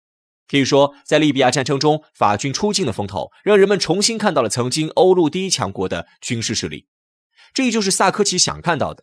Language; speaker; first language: Chinese; native; Chinese